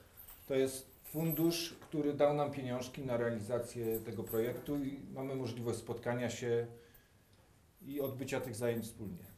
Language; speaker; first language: Polish; native; Polish